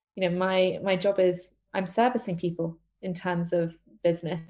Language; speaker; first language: English; native; English